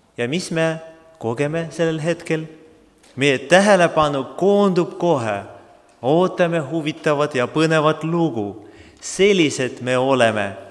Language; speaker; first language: Estonian; non-native, local second language; Russian